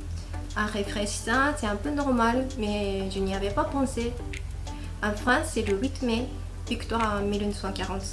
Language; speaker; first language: French; non-native, fluent; Japanese